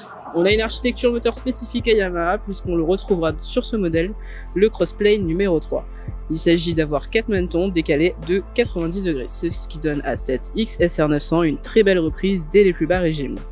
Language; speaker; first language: French; native; French